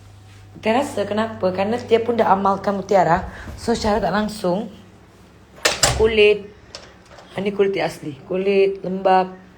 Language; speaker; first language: Malay; native; Malay